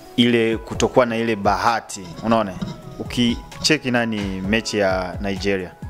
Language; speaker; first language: Swahili; native; Swahili